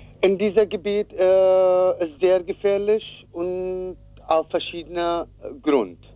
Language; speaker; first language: German; non-native, learner; Kurdish